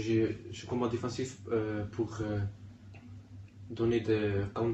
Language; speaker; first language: French; non-native, learner; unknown